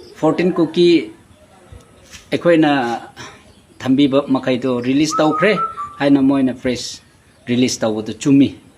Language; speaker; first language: Manipuri; non-native, local second language; Tangkhul Naga (India)